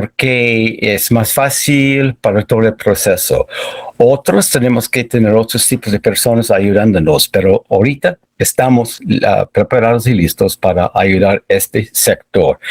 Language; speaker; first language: Spanish; non-native, fluent; English